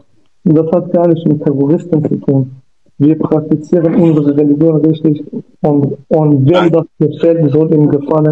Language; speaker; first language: German; non-native, learner; Kurdish